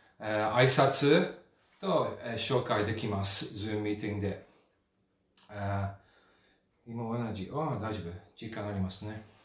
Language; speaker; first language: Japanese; non-native, learner; English